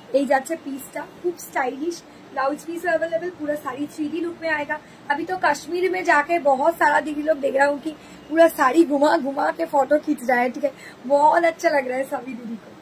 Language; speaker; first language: Hindi; non-native, local second language; Bangla